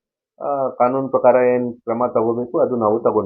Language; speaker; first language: Kannada; non-native, fluent; Hindi